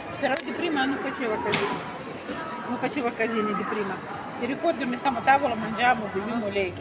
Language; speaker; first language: Italian; non-native, learner; Russian